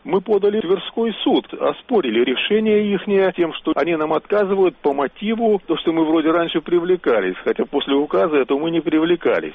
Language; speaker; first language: Russian; native; Russian